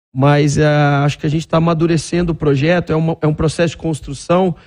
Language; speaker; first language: Portuguese; native; Portuguese